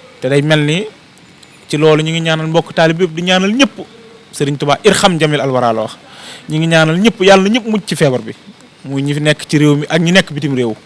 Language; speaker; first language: Wolof; native; Wolof